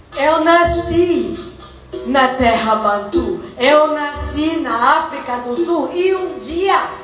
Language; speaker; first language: Portuguese; non-native, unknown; English